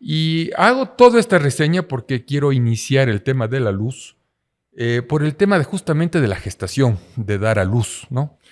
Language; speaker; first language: Spanish; native; Spanish